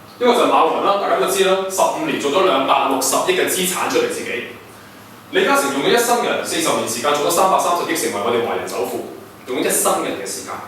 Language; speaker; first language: Cantonese; early bilingual, heritage; Cantonese